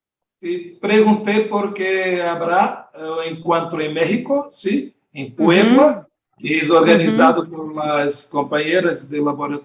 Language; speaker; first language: Spanish; non-native, learner; Portuguese